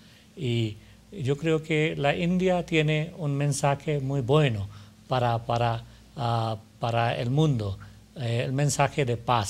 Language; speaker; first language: Spanish; non-native, learner; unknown